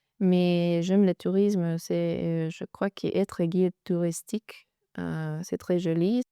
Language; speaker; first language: French; non-native, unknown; Spanish